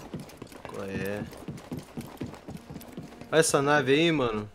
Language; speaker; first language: Portuguese; native; Portuguese